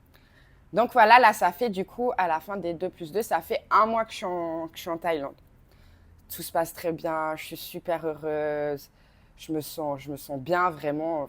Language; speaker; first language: French; native; French